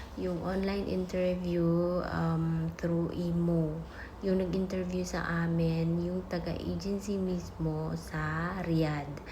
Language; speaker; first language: Filipino; non-native, local second language; Waray